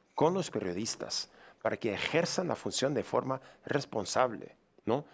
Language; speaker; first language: Spanish; non-native, fluent; English